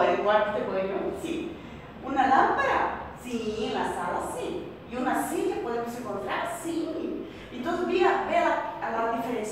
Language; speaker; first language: Portuguese; non-native, fluent; Spanish